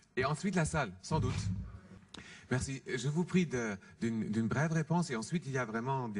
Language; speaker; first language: French; non-native, fluent; German